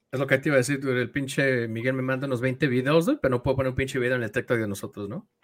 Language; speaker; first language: Spanish; early bilingual, heritage; Spanish